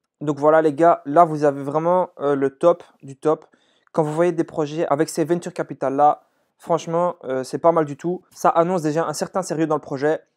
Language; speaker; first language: French; native; French